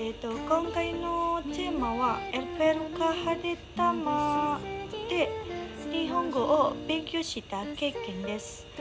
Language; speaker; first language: Japanese; non-native, learner; Indonesian